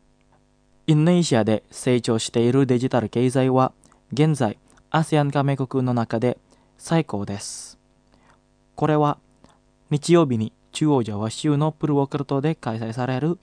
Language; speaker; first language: Japanese; non-native, fluent; Indonesian